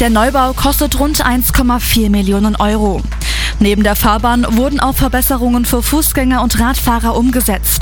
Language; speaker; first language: German; native; German